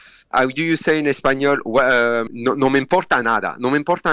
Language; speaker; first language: Spanish; non-native, learner; French